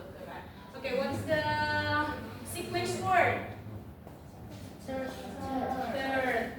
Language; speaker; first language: English; non-native, learner; Indonesian